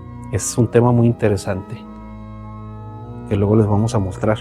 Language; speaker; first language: Spanish; native; Spanish